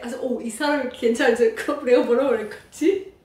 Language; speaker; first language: Korean; non-native, learner; Persian